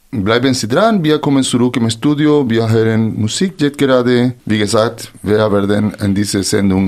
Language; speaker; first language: German; non-native, fluent; Spanish